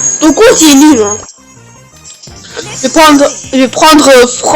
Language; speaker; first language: French; early bilingual, other home language; Romanian